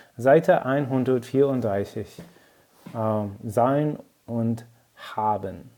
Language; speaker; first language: German; non-native, learner; English